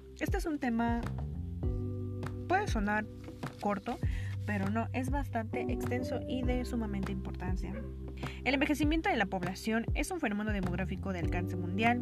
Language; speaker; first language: Spanish; native; Spanish